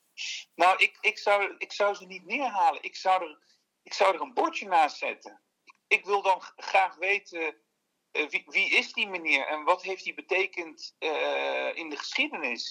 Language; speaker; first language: Dutch; early bilingual, other home language; Turkish